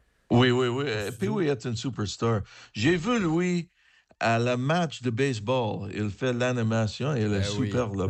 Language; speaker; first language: French; non-native, learner; English